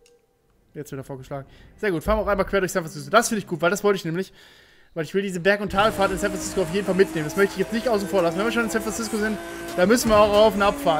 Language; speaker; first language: German; native; German